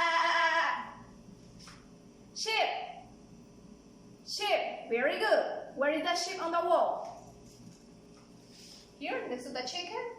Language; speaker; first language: English; non-native, fluent; Spanish